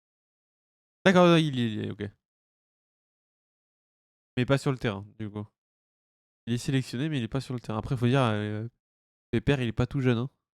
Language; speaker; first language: French; native; French